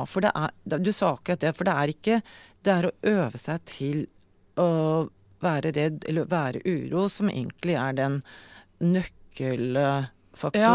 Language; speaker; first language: Norwegian; native; Norwegian